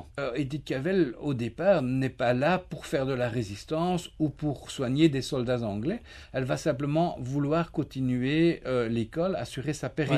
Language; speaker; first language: French; native; French